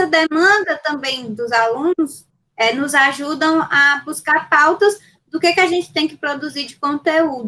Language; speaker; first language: Portuguese; native; Portuguese